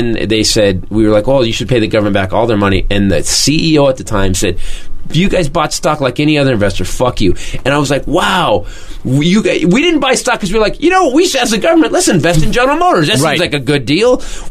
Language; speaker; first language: English; native; English